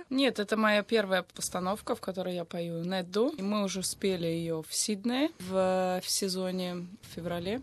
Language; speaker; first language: Russian; native; Russian